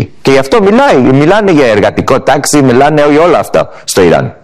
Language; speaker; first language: Greek; early bilingual, heritage; Greek